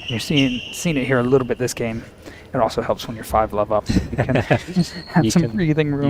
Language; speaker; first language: English; native; English